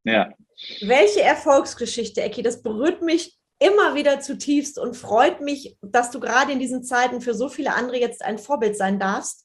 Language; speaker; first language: German; native; German